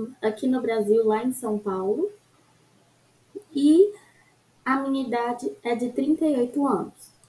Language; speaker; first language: Portuguese; non-native, fluent; Arabic